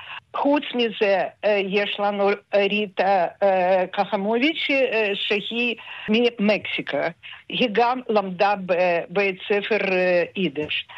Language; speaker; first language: Hebrew; non-native, fluent; Russian